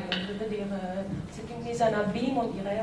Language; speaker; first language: French; non-native, fluent; Greek